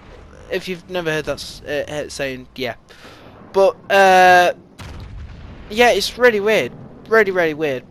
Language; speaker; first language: English; native; English